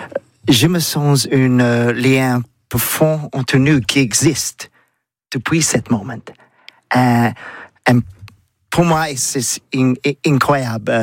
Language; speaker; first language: French; non-native, learner; English